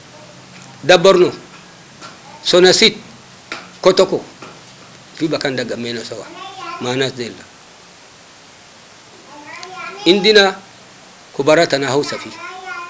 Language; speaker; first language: Arabic; non-native, local second language; Hausa